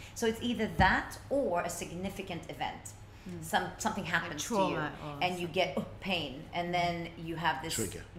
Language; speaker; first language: English; early bilingual, other home language; Swedish